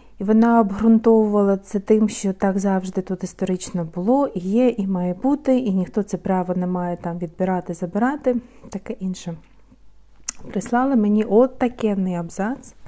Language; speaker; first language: Ukrainian; non-native, local second language; Russian